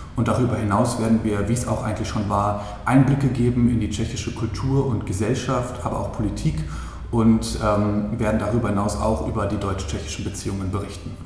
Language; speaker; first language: German; native; German